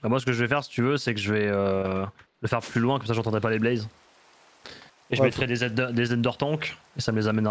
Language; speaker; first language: French; native; French